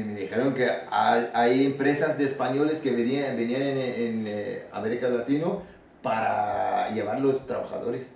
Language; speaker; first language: Spanish; non-native, learner; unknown